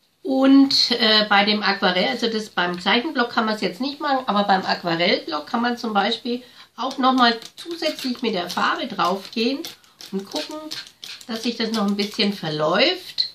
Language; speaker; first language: German; native; German